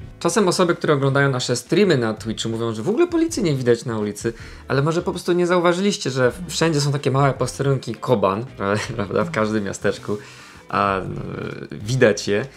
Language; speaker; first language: Polish; native; Polish